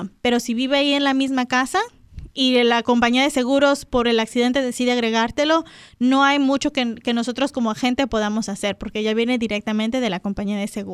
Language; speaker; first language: Spanish; native; Spanish